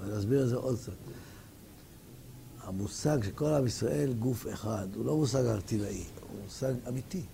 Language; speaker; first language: Hebrew; native; Hebrew